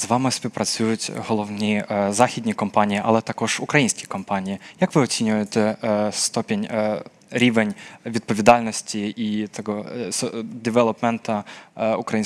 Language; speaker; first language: Polish; non-native, fluent; Ukrainian